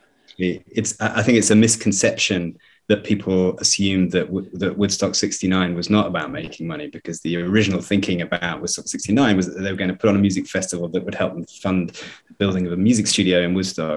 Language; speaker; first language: English; native; English